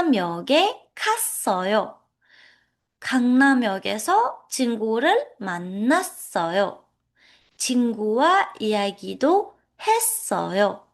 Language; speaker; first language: Korean; non-native, fluent; Uzbek